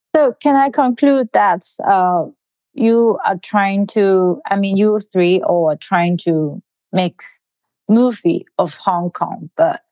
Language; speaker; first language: English; non-native, local second language; Cantonese